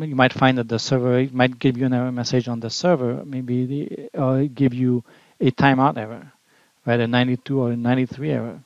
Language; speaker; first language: English; non-native, fluent; French